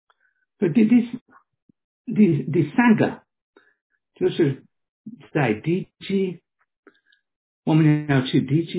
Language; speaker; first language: Chinese; non-native, fluent; English